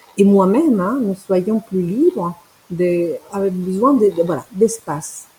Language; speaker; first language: French; non-native, fluent; Spanish